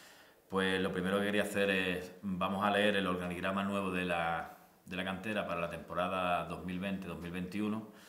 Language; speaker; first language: Spanish; native; Spanish